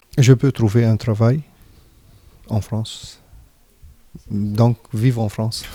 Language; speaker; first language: French; non-native, learner; Arabic